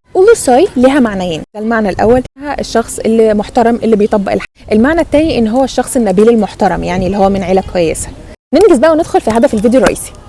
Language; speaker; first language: Egyptian Arabic; native; Egyptian Arabic